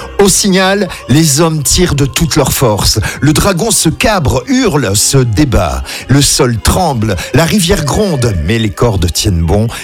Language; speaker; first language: French; native; French